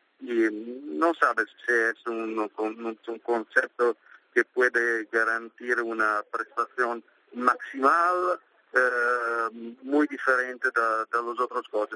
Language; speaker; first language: Spanish; non-native, learner; Italian